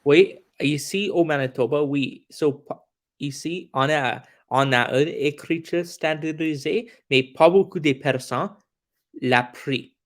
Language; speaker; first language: French; non-native, local second language; English